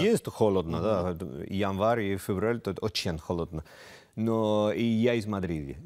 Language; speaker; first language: Russian; non-native, learner; Spanish